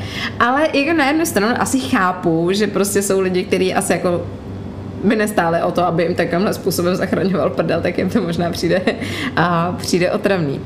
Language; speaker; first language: Czech; native; Czech